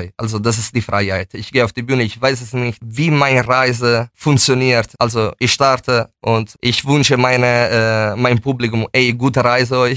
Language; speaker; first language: German; non-native, fluent; Italian